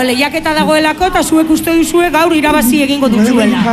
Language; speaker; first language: Basque; native; Basque